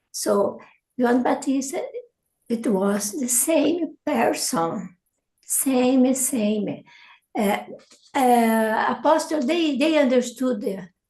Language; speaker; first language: English; non-native, learner; Portuguese